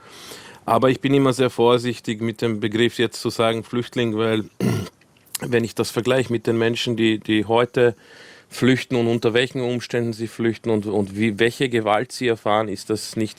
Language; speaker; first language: German; early bilingual, other home language; Croatian